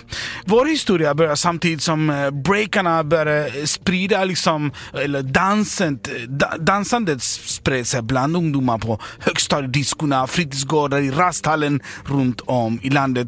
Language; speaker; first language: Swedish; native; Swedish